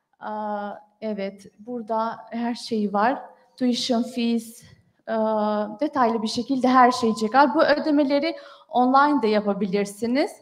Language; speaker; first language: Turkish; non-native, fluent; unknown